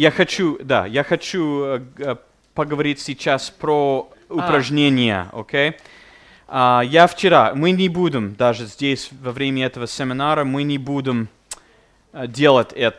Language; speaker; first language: Russian; non-native, fluent; English